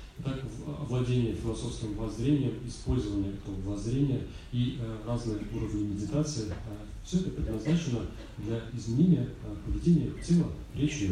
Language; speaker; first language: Russian; native; Russian